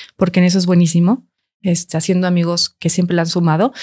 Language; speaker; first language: Spanish; native; Spanish